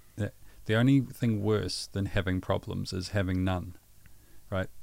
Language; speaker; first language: English; native; English